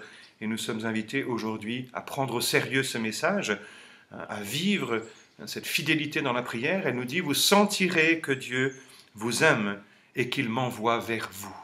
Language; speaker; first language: French; native; French